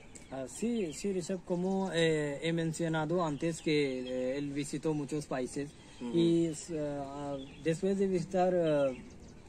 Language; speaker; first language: Spanish; non-native, learner; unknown